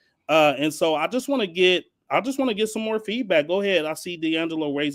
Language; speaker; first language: English; native; English